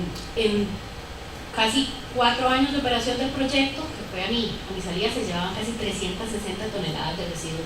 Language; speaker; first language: Spanish; native; Spanish